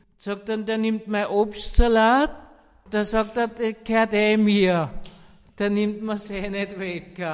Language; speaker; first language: German; native; German